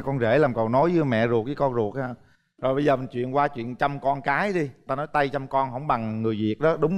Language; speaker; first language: Vietnamese; native; Vietnamese